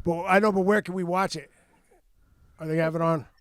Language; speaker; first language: English; native; English